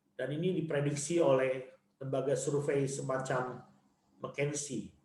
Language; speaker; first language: Indonesian; native; Indonesian